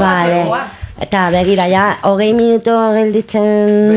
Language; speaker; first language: Basque; non-native, local second language; Spanish